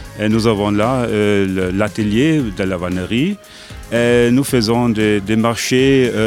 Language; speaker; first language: French; non-native, learner; German